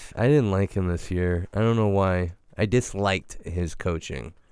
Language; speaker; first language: English; early bilingual, other home language; Italian